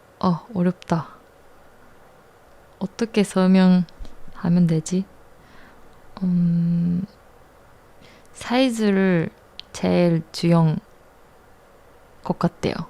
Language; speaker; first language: Korean; non-native, learner; Japanese